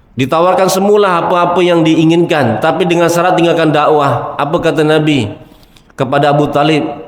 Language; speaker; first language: Malay; native; Malay